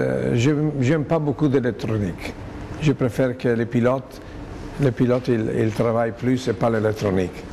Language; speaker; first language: French; non-native, fluent; Italian